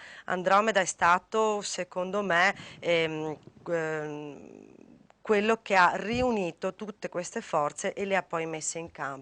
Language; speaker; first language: Italian; native; Italian